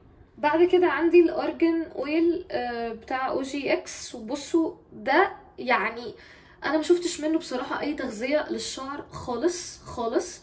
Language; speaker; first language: Arabic; native; Arabic